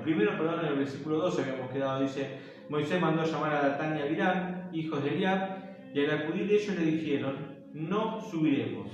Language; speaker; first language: Spanish; native; Spanish